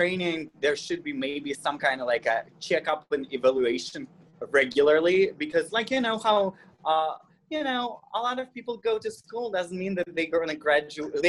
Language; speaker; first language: English; non-native, fluent; Russian